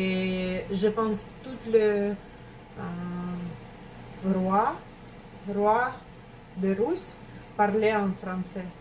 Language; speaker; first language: French; non-native, learner; Russian